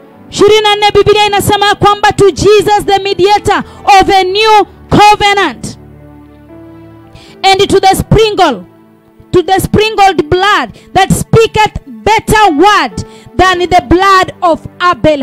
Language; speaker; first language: English; non-native, local second language; Swahili